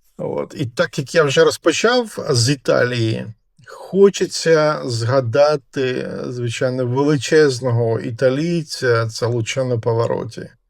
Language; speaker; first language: Ukrainian; native; Ukrainian